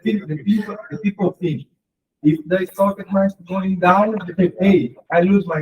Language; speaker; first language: English; non-native, learner; Spanish